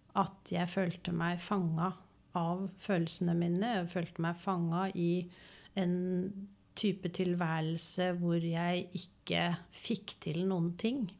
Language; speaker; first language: Norwegian; native; Norwegian